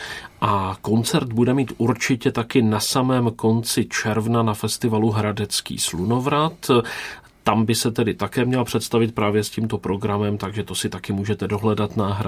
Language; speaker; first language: Czech; native; Czech